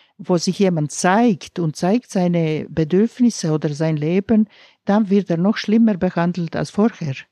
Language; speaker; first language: German; non-native, fluent; Croatian